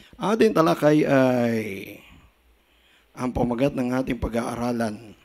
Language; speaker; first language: Filipino; native; Filipino